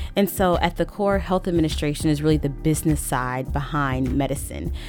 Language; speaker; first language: English; native; English